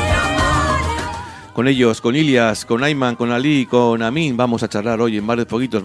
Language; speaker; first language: Spanish; native; Spanish